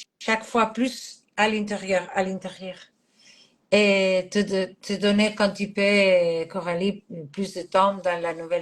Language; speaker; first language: French; non-native, fluent; Catalan